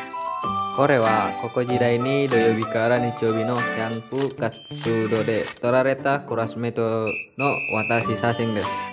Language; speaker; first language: Japanese; non-native, learner; Indonesian